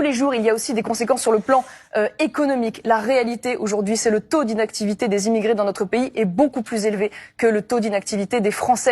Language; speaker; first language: French; native; French